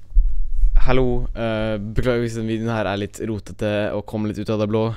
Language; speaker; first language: Norwegian; native; Norwegian